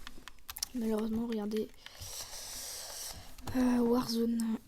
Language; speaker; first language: French; native; French